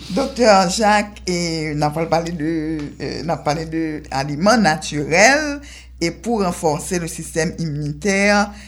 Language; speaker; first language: French; non-native, local second language; Haitian Creole